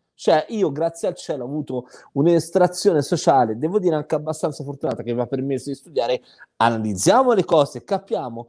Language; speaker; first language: Italian; native; Italian